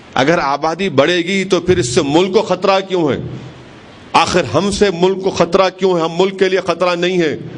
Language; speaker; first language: Urdu; native; Urdu